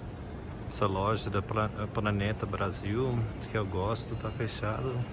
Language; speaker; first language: Portuguese; non-native, fluent; English